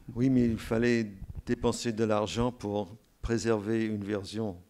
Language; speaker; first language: French; non-native, fluent; English